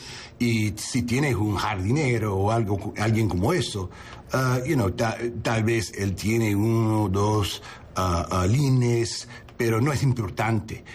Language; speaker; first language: Spanish; non-native, learner; English